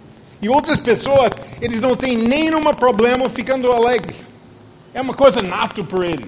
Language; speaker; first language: Portuguese; non-native, fluent; English